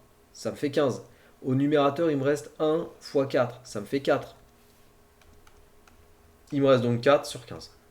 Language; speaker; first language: French; native; French